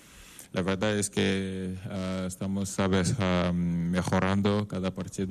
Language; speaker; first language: Spanish; non-native, fluent; French